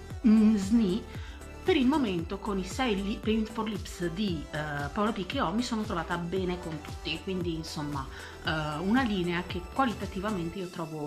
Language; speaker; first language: Italian; native; Italian